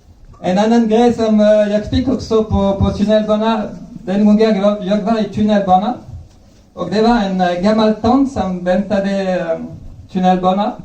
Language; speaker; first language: Swedish; non-native, fluent; French